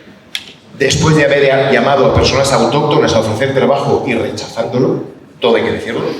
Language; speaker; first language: Spanish; native; Spanish